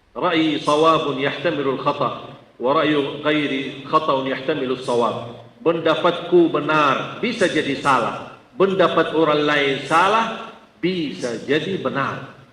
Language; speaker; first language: Malay; non-native, fluent; Arabic